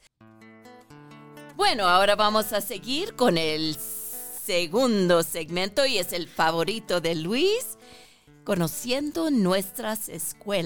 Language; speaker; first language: Spanish; early bilingual, heritage; Spanish